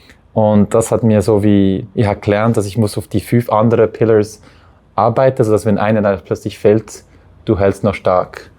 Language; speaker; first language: German; non-native, local second language; French